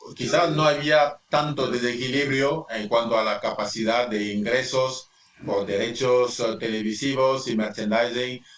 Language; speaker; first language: Spanish; non-native, fluent; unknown